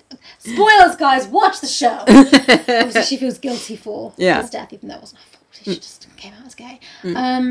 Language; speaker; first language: English; native; English